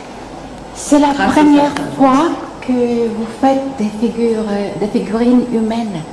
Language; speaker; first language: French; non-native, learner; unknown